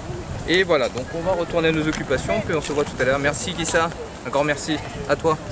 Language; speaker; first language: French; native; French